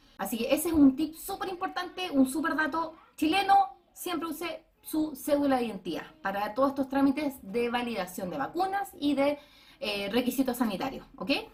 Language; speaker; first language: Spanish; native; Spanish